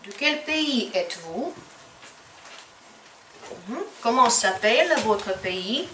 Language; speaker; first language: French; non-native, fluent; Ukrainian